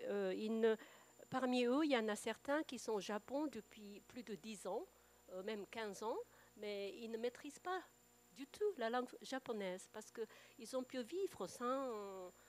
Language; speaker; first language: French; non-native, fluent; Japanese